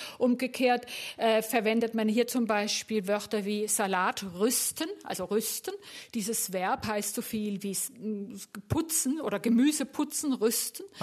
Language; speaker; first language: German; native; German